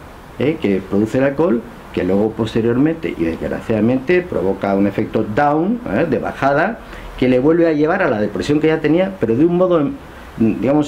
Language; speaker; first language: Spanish; native; Spanish